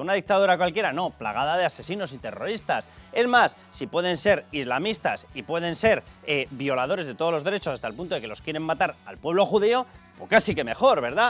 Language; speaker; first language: Spanish; native; Spanish